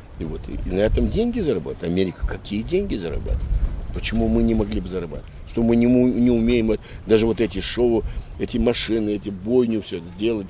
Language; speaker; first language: Russian; native; Russian